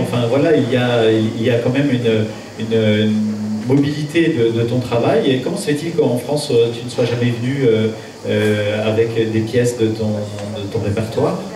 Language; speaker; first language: French; native; French